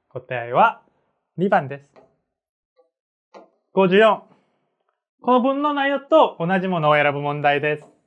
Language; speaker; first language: Japanese; non-native, fluent; Korean